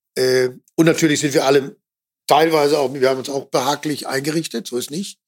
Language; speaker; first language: German; native; German